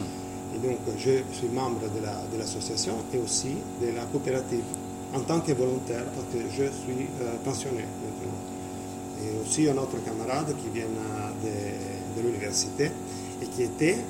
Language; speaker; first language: French; non-native, fluent; Italian